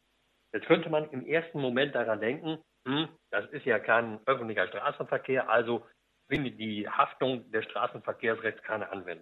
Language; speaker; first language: German; native; German